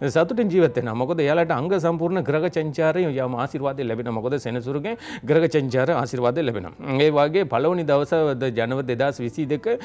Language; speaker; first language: Sinhala; non-native, local second language; Tamil